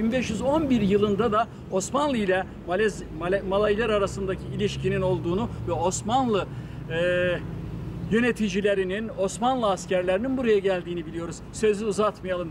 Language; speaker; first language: Turkish; native; Turkish